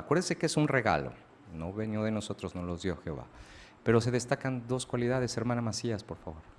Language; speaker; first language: Spanish; native; Spanish